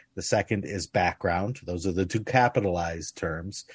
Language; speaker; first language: English; native; English